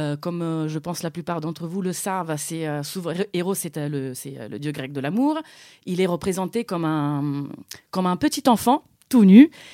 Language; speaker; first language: French; non-native, fluent; Italian